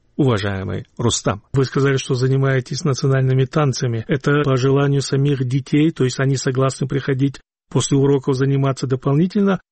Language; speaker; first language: Russian; non-native, local second language; Chechen